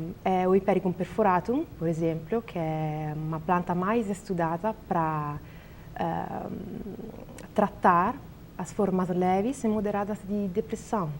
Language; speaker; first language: Portuguese; non-native, learner; Italian